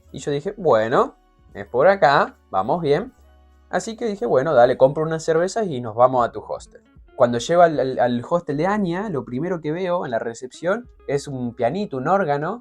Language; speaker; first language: Spanish; native; Spanish